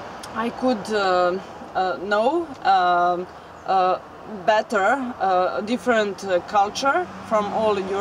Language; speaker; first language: English; non-native, fluent; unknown